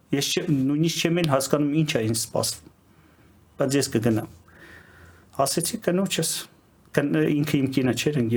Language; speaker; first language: Armenian; native; Armenian